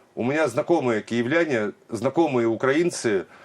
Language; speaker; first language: Russian; native; Russian